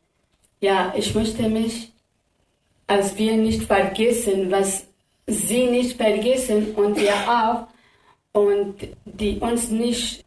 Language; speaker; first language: German; non-native, learner; Kurdish